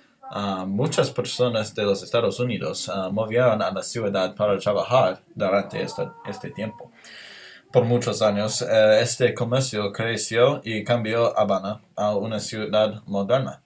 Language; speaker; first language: Spanish; non-native, learner; English